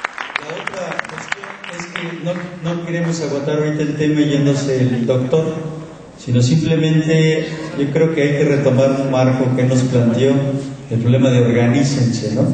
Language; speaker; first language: Spanish; native; Spanish